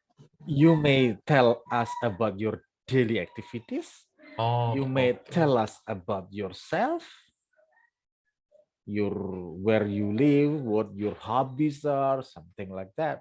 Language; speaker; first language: English; non-native, fluent; Indonesian